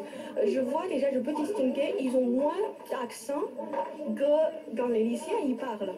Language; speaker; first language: French; non-native, fluent; Chinese